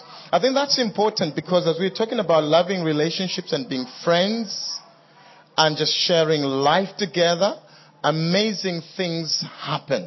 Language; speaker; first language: English; non-native, local second language; Bemba